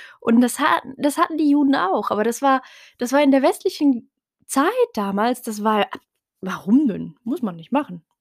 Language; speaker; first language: German; early bilingual, other home language; Riffian